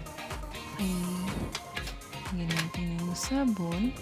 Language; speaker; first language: Filipino; native; Filipino